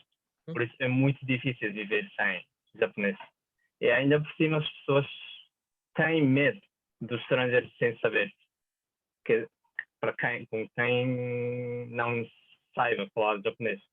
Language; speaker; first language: Portuguese; non-native, fluent; Japanese